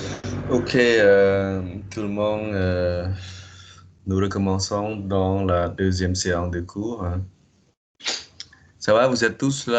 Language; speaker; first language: French; non-native, fluent; Khmer